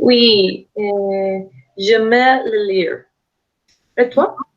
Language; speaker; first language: French; non-native, learner; Spanish